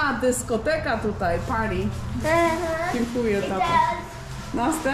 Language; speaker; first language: Polish; native; Polish